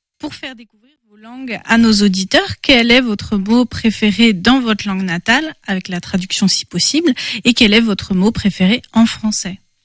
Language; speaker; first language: French; native; French